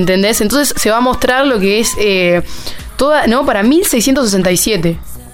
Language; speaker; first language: Spanish; native; Spanish